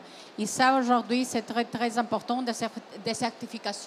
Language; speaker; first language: French; non-native, fluent; Spanish